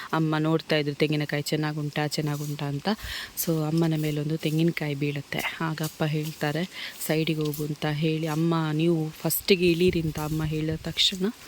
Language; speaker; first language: Kannada; non-native, local second language; Tulu